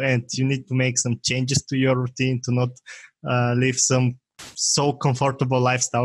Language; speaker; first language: English; non-native, fluent; Bulgarian